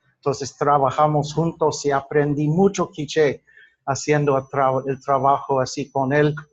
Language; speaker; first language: Spanish; non-native, fluent; English